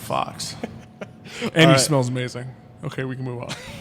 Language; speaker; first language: English; native; English